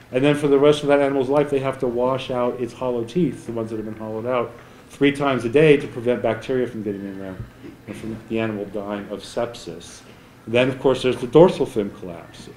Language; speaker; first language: English; native; English